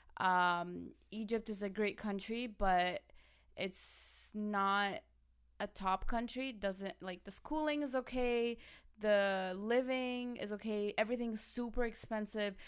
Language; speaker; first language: English; early bilingual, other home language; Arabic